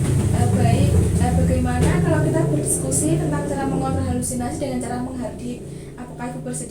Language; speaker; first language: Indonesian; native; Indonesian